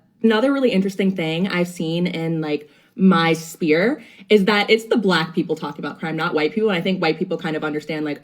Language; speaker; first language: English; native; English